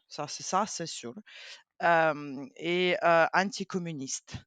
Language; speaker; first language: French; non-native, fluent; Ukrainian